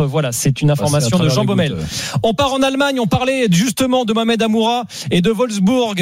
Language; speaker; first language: French; native; French